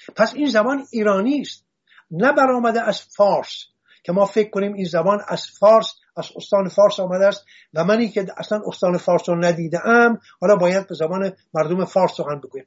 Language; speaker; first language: Persian; non-native, local second language; Assyrian Neo-Aramaic